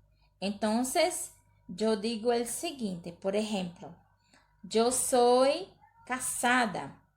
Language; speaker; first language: Spanish; non-native, learner; Portuguese